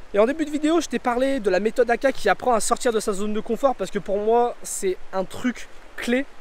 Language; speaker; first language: French; native; French